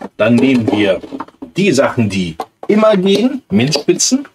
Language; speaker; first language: German; native; German